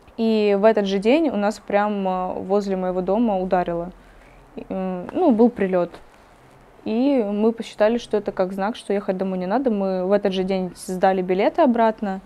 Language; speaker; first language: Russian; native; Russian